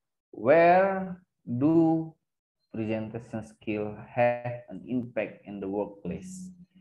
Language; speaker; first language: English; non-native, fluent; Indonesian